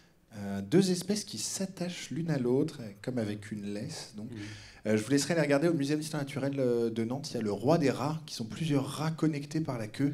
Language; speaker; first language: French; native; French